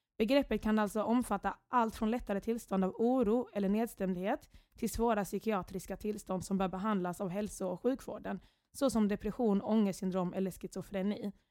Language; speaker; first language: Swedish; early bilingual, other home language; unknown